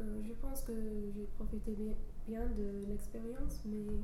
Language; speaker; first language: French; non-native, fluent; English